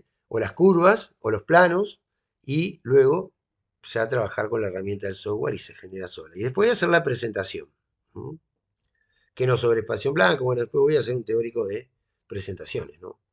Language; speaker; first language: Spanish; native; Spanish